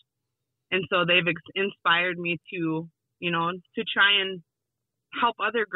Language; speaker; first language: English; native; English